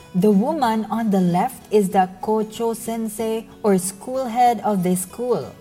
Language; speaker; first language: English; non-native, local second language; Cebuano